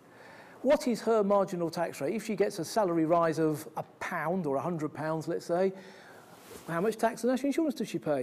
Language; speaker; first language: English; native; English